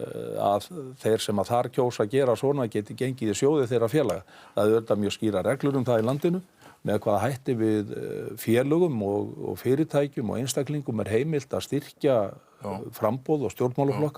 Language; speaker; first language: Icelandic; native; Icelandic